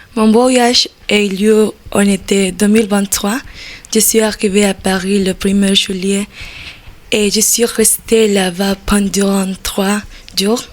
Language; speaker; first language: French; non-native, learner; Spanish